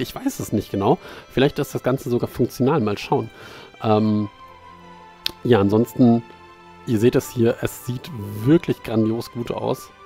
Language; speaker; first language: German; native; German